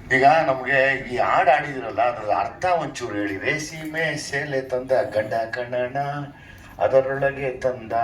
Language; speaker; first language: Kannada; native; Kannada